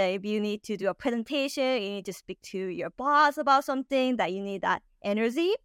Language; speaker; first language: English; native; English